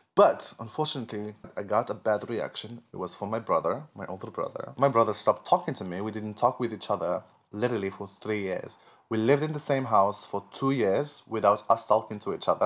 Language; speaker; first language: English; non-native, fluent; Arabic